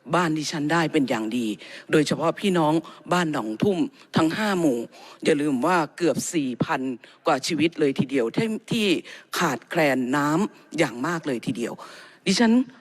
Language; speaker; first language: Thai; native; Thai